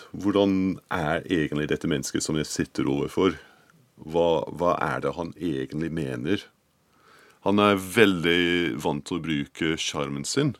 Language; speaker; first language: Norwegian; non-native, fluent; English